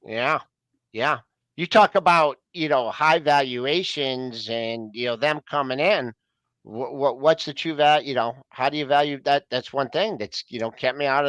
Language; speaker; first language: English; native; English